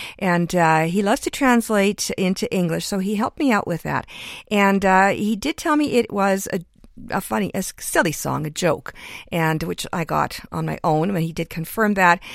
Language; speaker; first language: English; early bilingual, other home language; Ukrainian